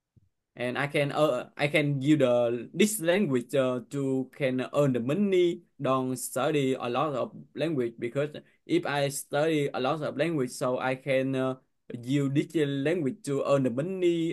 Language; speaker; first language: English; non-native, learner; Vietnamese